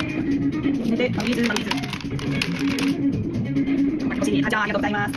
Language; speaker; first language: Japanese; non-native, learner; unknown